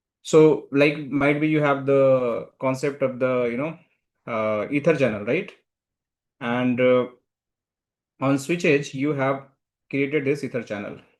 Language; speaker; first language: English; non-native, local second language; Hindi